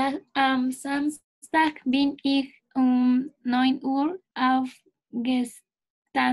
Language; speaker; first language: German; non-native, learner; Spanish